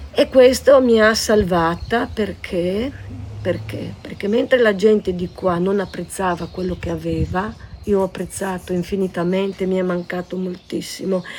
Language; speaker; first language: Italian; non-native, local second language; Slovenian